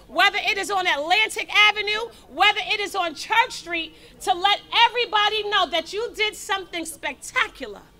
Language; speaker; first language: English; native; English